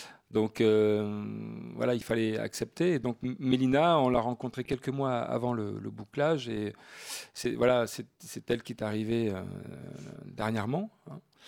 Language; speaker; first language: French; native; French